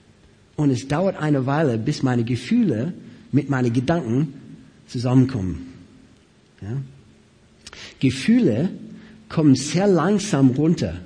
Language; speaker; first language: German; non-native, fluent; English